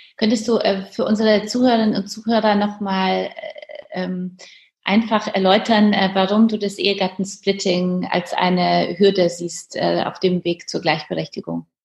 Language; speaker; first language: German; non-native, fluent; Polish